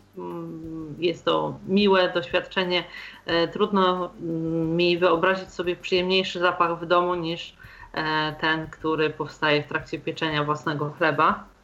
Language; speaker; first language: Polish; native; Polish